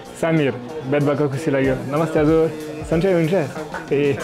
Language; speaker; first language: Nepali; non-native, fluent; French